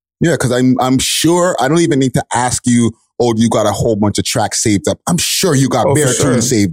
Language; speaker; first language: English; native; English